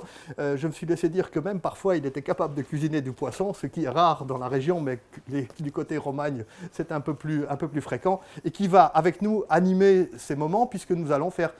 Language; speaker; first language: French; native; French